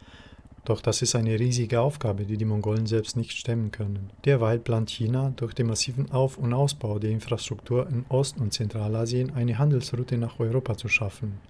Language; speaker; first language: German; native; German